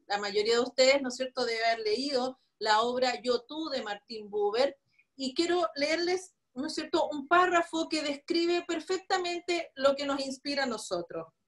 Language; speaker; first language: Spanish; native; Spanish